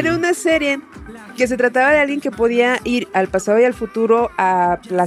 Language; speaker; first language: Spanish; native; Spanish